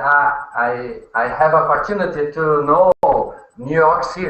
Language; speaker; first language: English; non-native, learner; Portuguese